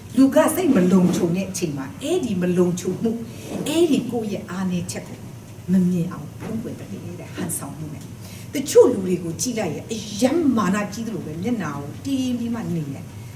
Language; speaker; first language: Burmese; non-native, local second language; Kachin